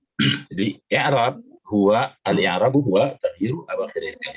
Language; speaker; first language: Arabic; non-native, fluent; Indonesian